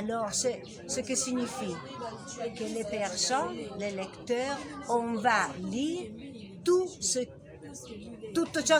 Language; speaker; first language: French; non-native, learner; Italian